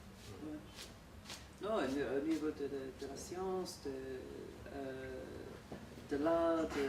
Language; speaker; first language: French; non-native, fluent; English